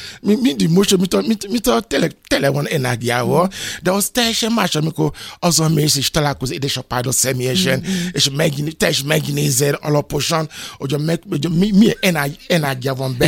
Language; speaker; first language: Hungarian; non-native, fluent; Yoruba